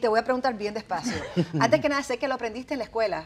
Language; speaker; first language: Spanish; native; Spanish